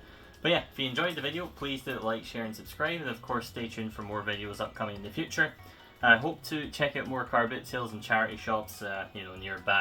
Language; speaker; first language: English; native; English